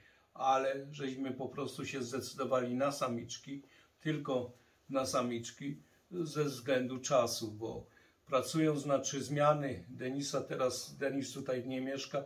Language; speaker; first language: Polish; native; Polish